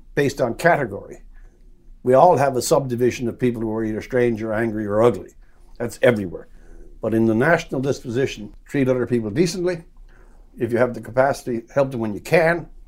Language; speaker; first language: English; native; English